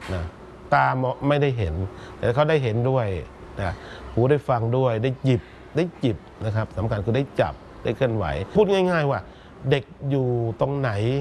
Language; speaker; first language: Thai; native; Thai